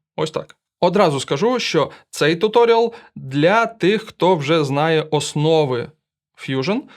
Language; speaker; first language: Ukrainian; non-native, local second language; Russian